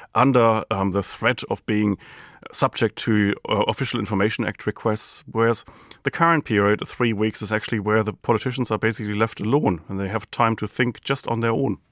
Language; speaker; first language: English; non-native, fluent; German